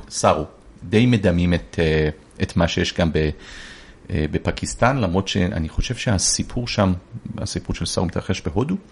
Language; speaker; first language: Hebrew; early bilingual, other home language; Persian